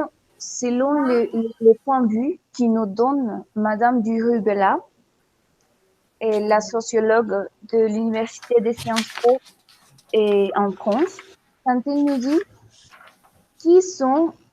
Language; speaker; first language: French; non-native, fluent; Spanish